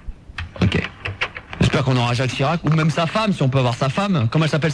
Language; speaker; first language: French; native; French